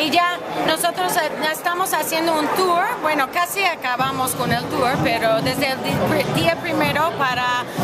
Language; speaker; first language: Spanish; non-native, fluent; English